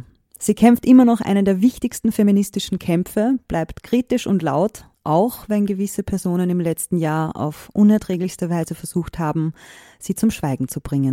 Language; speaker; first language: German; native; German